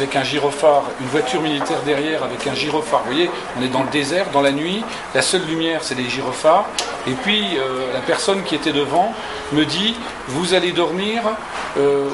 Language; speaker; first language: French; native; French